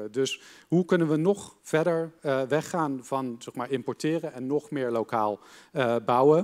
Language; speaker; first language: Dutch; native; Dutch